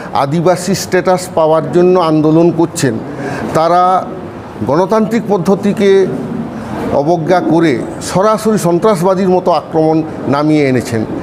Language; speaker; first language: Bangla; non-native, local second language; Santali